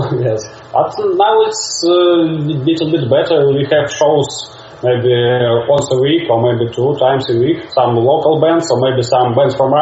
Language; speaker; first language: English; non-native, learner; Russian